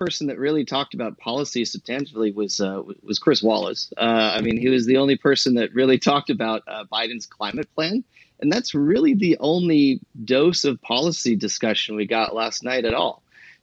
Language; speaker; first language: English; native; English